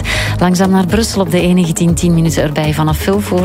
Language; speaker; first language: Dutch; native; Dutch